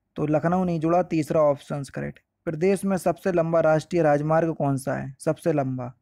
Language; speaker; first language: Hindi; native; Hindi